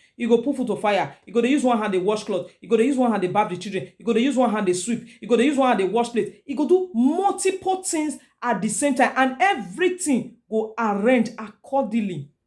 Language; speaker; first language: Nigerian Pidgin; non-native, local second language; Esan